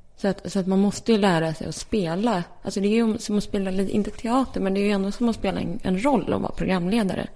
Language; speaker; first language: Swedish; early bilingual, other home language; Polish